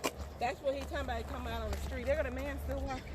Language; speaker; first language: English; native; English